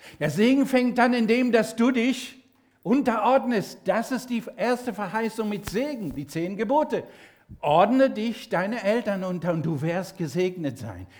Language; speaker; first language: German; non-native, fluent; Spanish